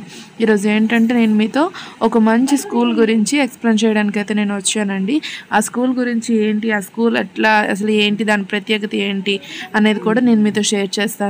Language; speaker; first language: Telugu; native; Telugu